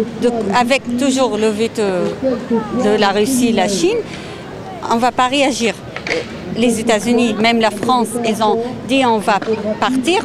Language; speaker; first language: French; non-native, fluent; Arabic